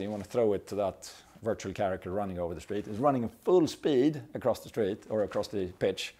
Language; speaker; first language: English; non-native, fluent; Swedish